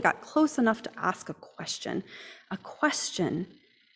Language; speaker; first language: English; native; English